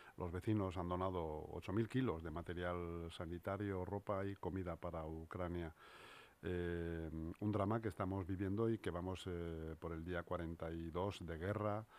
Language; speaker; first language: Spanish; native; Spanish